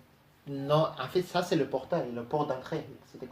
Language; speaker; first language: French; non-native, learner; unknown